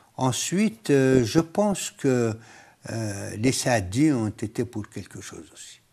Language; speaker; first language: French; non-native, local second language; Kabyle